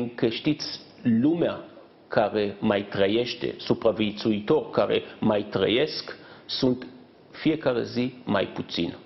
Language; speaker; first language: Romanian; non-native, fluent; Hebrew